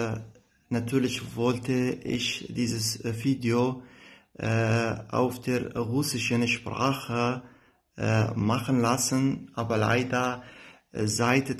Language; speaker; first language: German; non-native, fluent; Arabic